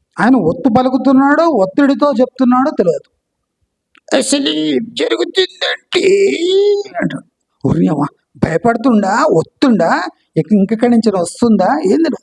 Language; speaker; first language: Telugu; non-native, local second language; Kannada